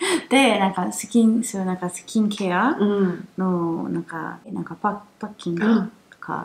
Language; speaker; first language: Japanese; non-native, fluent; Italian